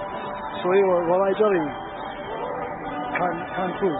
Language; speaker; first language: Chinese; non-native, learner; English